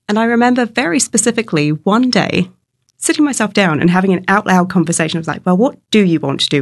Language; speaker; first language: English; native; English